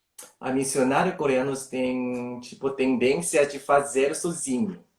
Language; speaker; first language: Portuguese; non-native, learner; Korean